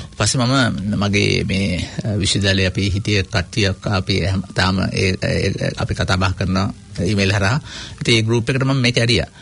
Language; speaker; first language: Sinhala; native; Sinhala